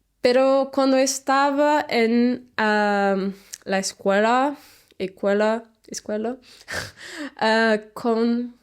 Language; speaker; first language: Spanish; non-native, learner; Portuguese